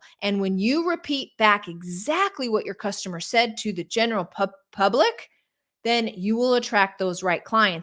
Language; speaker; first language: English; native; English